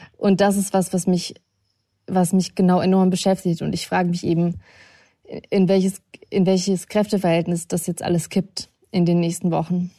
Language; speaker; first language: German; early bilingual, other home language; Russian